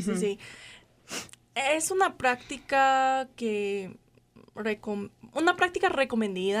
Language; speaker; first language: Spanish; non-native, learner; English